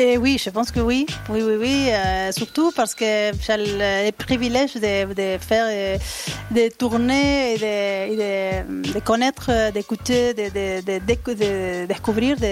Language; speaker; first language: French; non-native, learner; Spanish